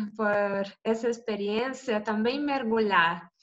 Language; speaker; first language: Portuguese; non-native, fluent; Croatian